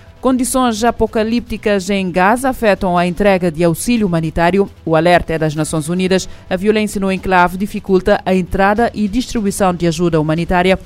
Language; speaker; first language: Portuguese; non-native, local second language; Kabuverdianu